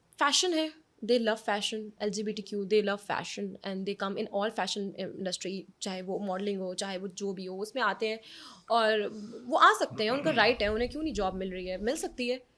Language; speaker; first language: Urdu; native; Urdu